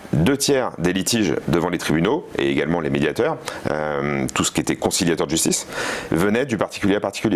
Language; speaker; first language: French; native; French